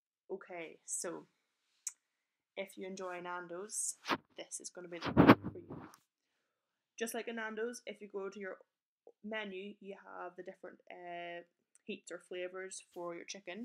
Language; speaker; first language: English; native; English